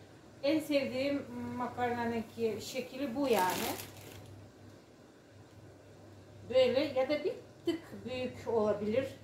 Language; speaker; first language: Turkish; non-native, fluent; Russian